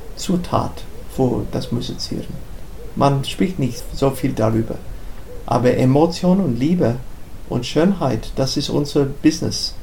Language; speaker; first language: German; non-native, fluent; English